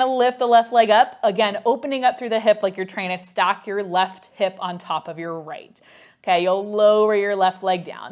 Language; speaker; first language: English; native; English